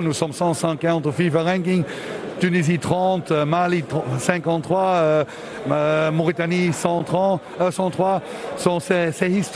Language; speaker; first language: French; non-native, local second language; Dutch